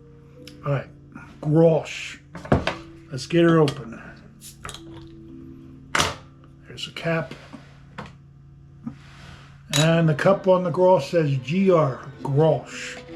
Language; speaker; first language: English; native; English